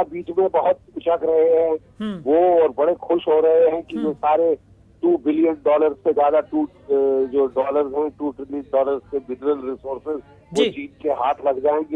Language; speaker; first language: Hindi; native; Hindi